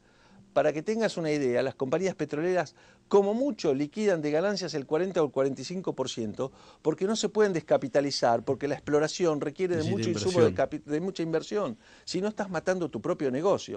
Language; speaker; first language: Spanish; native; Spanish